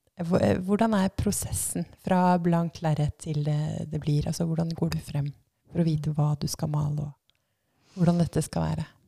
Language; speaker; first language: Norwegian; native; Norwegian